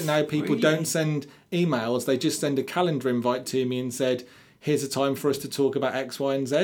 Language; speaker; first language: English; native; English